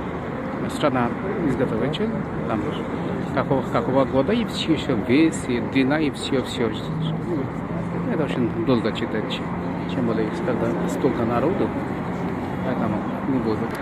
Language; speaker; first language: Russian; non-native, fluent; Bangla